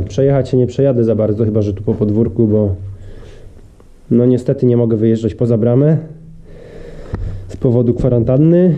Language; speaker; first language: Polish; native; Polish